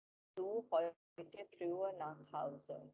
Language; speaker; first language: German; non-native, learner; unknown